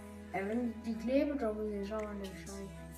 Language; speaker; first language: German; native; German